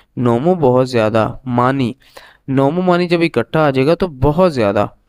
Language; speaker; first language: Urdu; native; Urdu